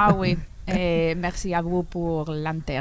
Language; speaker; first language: French; non-native, learner; Spanish